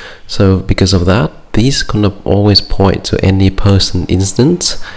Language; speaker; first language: English; non-native, fluent; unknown